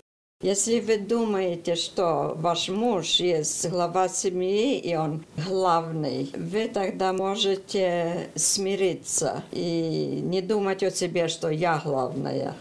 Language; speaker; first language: Russian; early bilingual, heritage; Russian